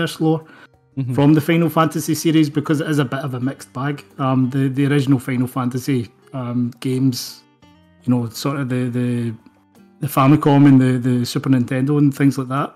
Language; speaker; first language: English; native; English